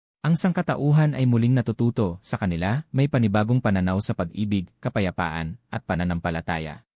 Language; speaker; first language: Filipino; native; Filipino